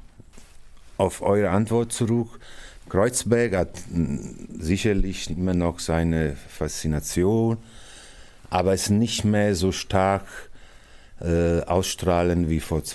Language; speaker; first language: German; non-native, fluent; Italian